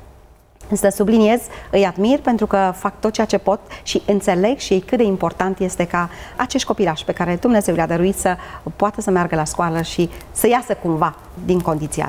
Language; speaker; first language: Romanian; native; Romanian